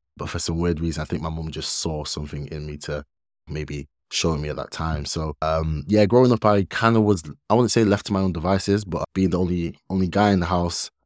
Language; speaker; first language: English; early bilingual, other home language; Yoruba